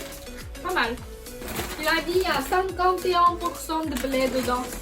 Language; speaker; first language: French; non-native, learner; Chinese